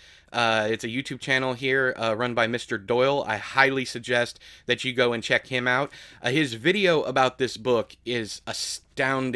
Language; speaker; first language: English; native; English